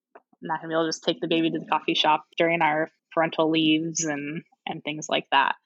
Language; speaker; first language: English; native; English